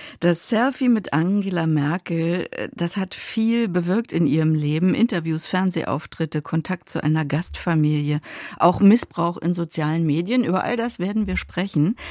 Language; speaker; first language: German; native; German